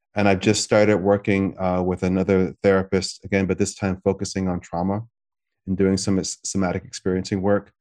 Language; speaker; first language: English; native; English